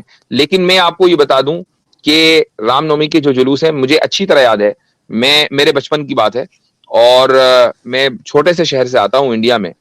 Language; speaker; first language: Hindi; native; Hindi